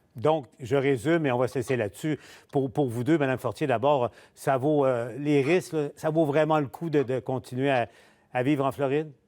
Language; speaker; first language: French; native; French